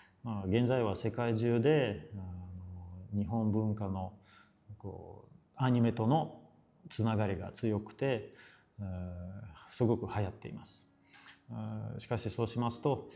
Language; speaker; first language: Japanese; non-native, fluent; Russian